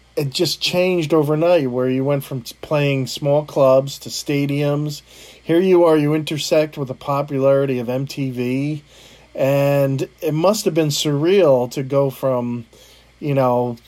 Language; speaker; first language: English; native; English